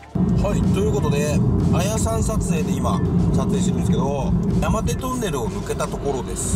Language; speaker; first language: Japanese; native; Japanese